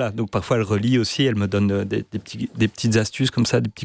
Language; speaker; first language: French; native; French